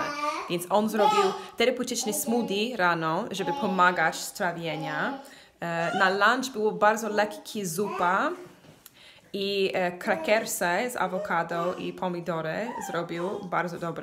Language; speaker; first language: Polish; non-native, learner; English